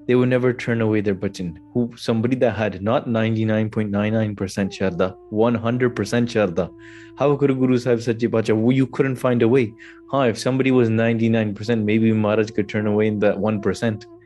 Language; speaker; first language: English; early bilingual, other home language; Punjabi